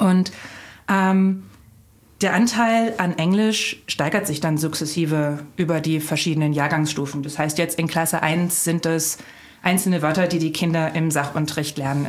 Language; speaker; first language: German; native; German